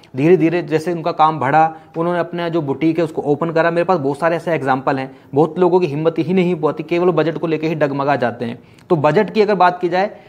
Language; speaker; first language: Hindi; native; Hindi